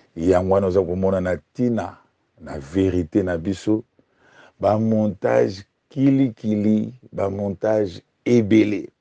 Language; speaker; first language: Lingala; native; Lingala